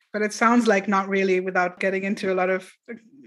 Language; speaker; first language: English; non-native, local second language; Urdu